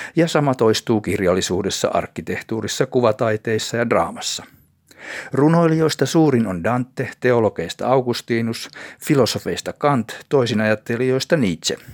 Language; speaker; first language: Finnish; native; Finnish